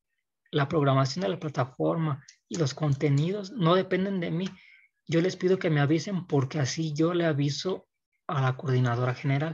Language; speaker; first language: Spanish; native; Spanish